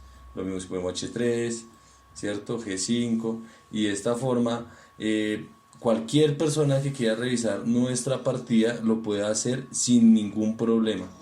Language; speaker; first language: Spanish; native; Spanish